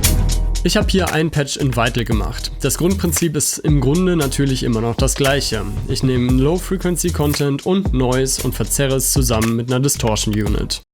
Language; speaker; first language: German; native; German